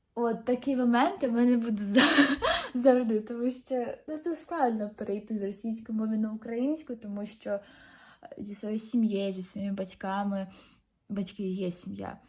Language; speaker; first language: Ukrainian; non-native, local second language; Russian